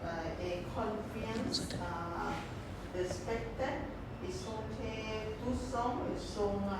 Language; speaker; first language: French; non-native, learner; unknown